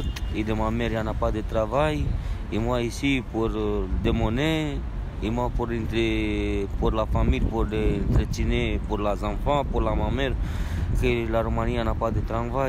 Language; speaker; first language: French; non-native, learner; Romanian